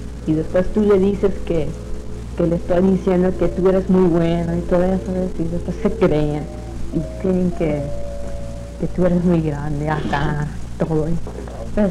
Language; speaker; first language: Spanish; early bilingual, heritage; Spanish